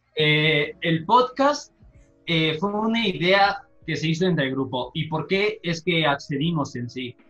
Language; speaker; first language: Spanish; native; Spanish